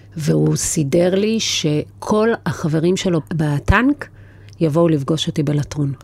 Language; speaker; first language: Hebrew; native; Hebrew